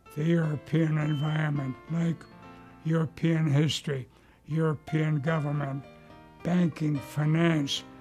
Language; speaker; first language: English; early bilingual, other home language; Luxembourgish